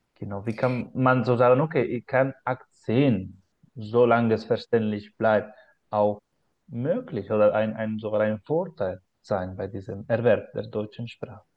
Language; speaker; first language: German; non-native, fluent; Spanish